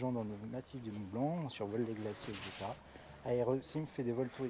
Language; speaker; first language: French; native; French